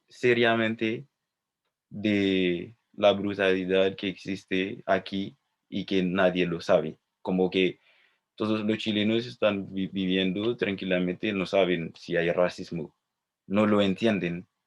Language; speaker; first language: Spanish; non-native, fluent; Haitian Creole